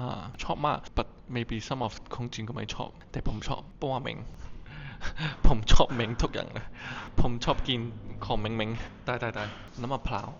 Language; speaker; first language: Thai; non-native, learner; Chinese